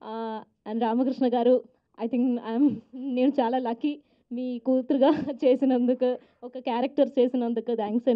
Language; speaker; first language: Telugu; non-native, learner; Malayalam